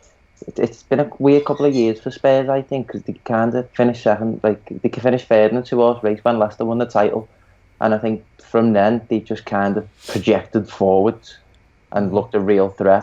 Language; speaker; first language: English; native; English